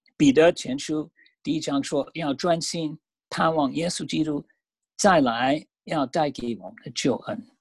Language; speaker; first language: Chinese; non-native, fluent; English